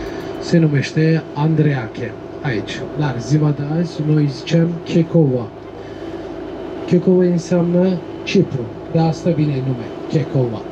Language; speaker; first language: Romanian; non-native, learner; Turkish